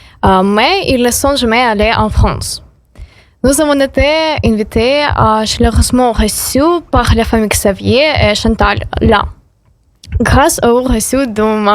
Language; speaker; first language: French; non-native, learner; Ukrainian